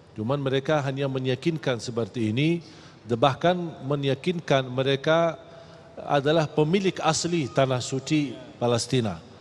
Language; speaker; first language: Malay; non-native, fluent; Arabic